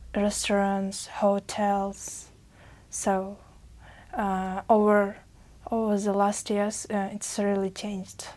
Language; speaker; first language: English; non-native, fluent; Uzbek